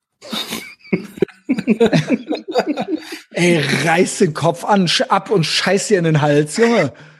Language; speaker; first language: German; native; German